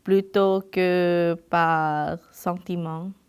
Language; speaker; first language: French; non-native, fluent; Thai